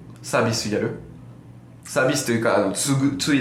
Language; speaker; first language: Japanese; non-native, fluent; French